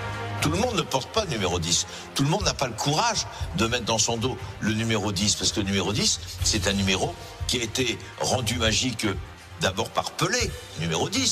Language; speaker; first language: French; native; French